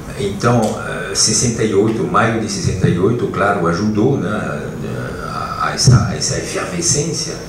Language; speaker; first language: Portuguese; non-native, fluent; French